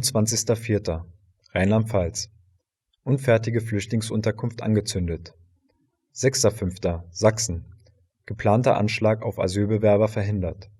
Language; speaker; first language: German; native; German